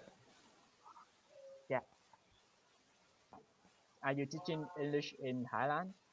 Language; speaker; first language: English; non-native, learner; Vietnamese